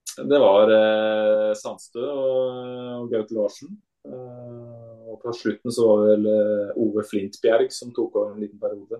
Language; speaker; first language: Norwegian; native; Norwegian